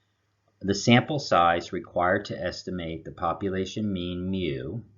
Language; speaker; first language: English; native; English